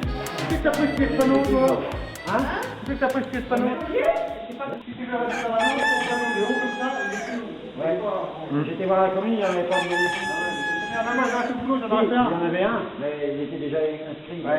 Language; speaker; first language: French; native; French